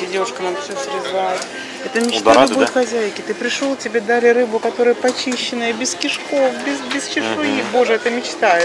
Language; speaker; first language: Russian; native; Russian